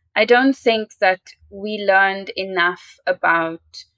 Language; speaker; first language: English; native; English